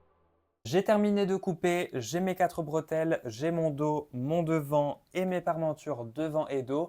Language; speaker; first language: French; native; French